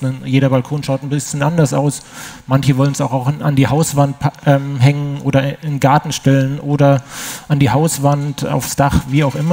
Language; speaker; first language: German; native; German